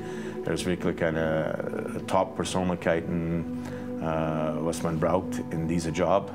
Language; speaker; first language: German; non-native, fluent; English